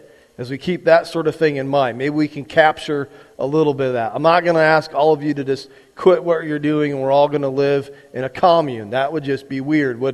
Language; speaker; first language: English; native; English